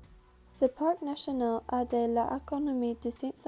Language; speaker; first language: French; non-native, learner; English